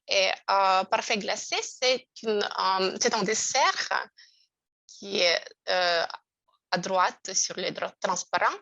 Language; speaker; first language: French; non-native, fluent; Russian